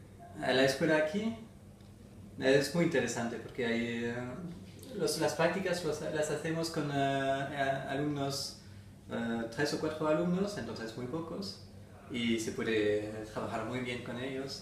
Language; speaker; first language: Spanish; non-native, fluent; French